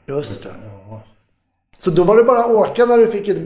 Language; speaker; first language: Swedish; native; Swedish